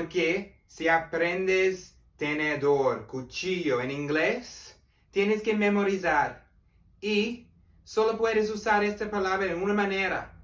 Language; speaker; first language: Spanish; non-native, learner; English